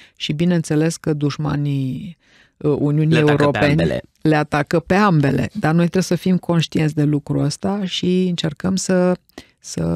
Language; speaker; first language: Romanian; native; Romanian